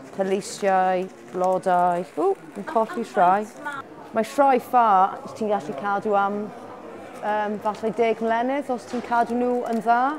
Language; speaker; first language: Welsh; non-native, learner; English